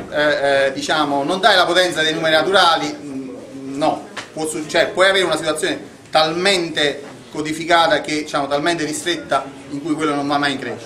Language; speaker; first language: Italian; native; Italian